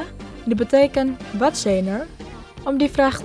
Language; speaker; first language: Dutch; non-native, fluent; Indonesian